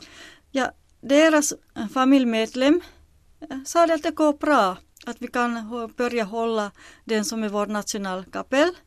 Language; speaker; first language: Swedish; non-native, local second language; Finnish